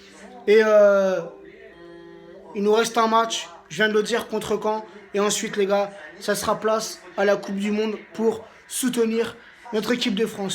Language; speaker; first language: French; native; French